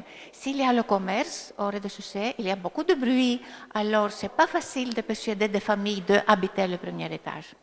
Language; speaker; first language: French; non-native, fluent; Greek